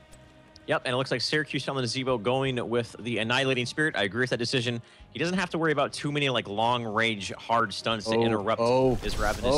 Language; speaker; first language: English; native; English